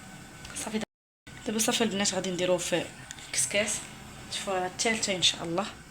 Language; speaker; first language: Arabic; native; Arabic